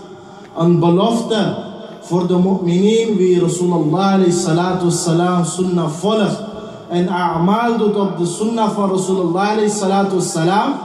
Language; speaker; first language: Dutch; early bilingual, heritage; Urdu